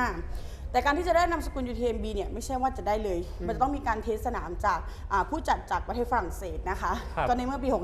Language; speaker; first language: Thai; native; Thai